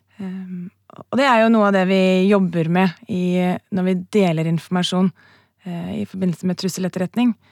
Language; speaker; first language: Norwegian; native; Norwegian